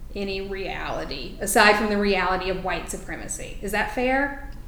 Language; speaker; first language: English; native; English